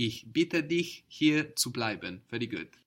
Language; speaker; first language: German; non-native, fluent; English